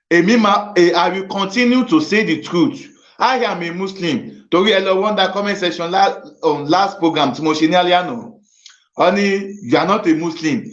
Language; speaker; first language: English; non-native, local second language; Yoruba